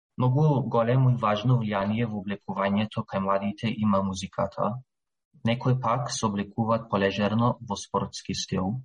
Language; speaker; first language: Macedonian; early bilingual, heritage; Macedonian